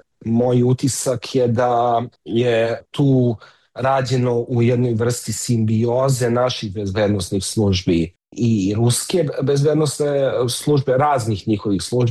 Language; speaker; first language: Serbian; native; Serbian